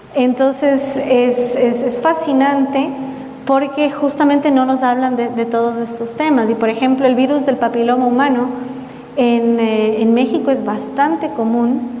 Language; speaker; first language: Spanish; early bilingual, heritage; Spanish